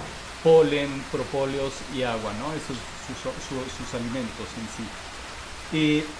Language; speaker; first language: Spanish; native; Spanish